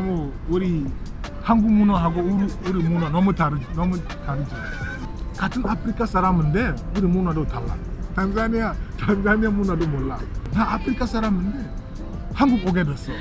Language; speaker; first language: Korean; non-native, learner; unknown